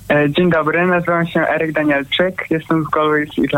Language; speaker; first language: Polish; early bilingual, heritage; Polish